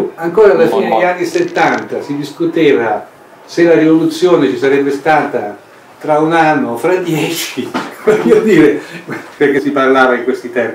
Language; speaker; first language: Italian; native; Italian